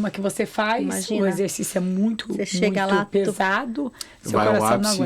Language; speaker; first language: Portuguese; native; Portuguese